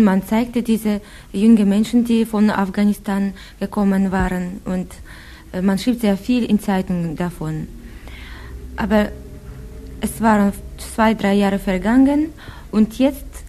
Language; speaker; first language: German; non-native, fluent; Russian